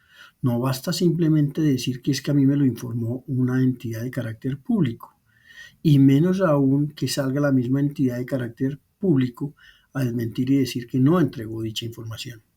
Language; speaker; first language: Spanish; native; Spanish